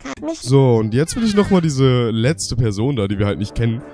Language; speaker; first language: German; native; German